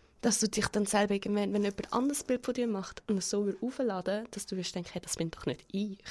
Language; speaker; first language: German; early bilingual, other home language; Spanish